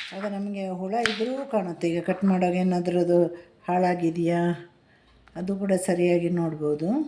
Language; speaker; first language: Kannada; non-native, local second language; Malayalam